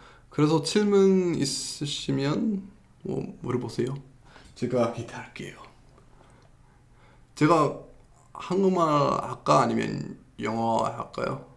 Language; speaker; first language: Korean; non-native, fluent; English